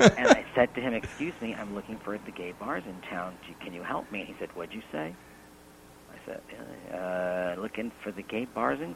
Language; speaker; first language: English; native; English